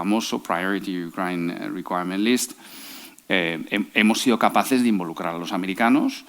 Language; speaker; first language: Spanish; native; Spanish